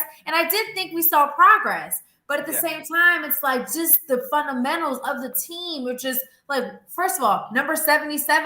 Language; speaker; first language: English; native; English